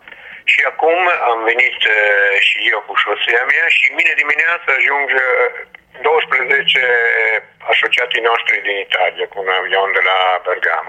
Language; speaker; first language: Romanian; non-native, learner; Italian